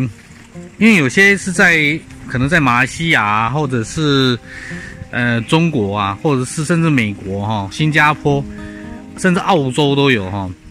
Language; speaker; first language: Chinese; native; Chinese